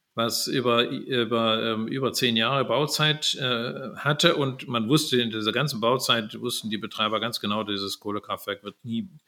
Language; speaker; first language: German; native; German